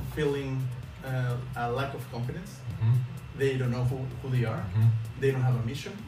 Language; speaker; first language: English; non-native, fluent; Spanish